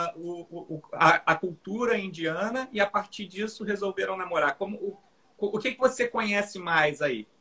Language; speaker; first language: Portuguese; native; Portuguese